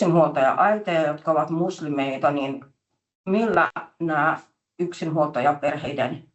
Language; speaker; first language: Finnish; native; Finnish